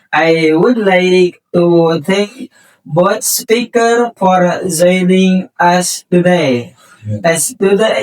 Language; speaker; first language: English; non-native, learner; Indonesian